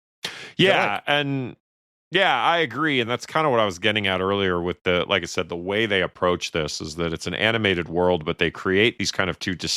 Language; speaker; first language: English; native; English